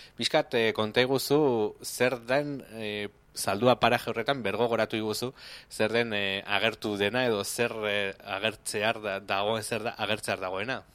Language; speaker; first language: Basque; native; Basque